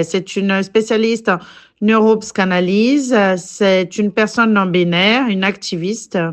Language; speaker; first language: French; non-native, fluent; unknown